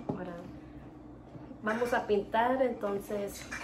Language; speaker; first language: Spanish; early bilingual, heritage; Spanish